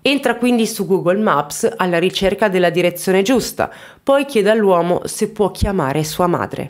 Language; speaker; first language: Italian; native; Italian